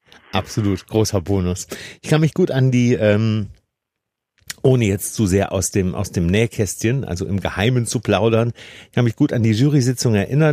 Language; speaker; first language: German; native; German